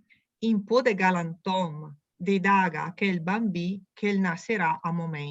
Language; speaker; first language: Italian; native; Italian